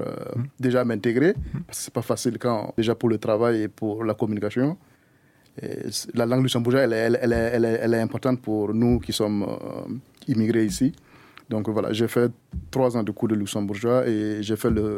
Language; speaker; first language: French; non-native, local second language; Mossi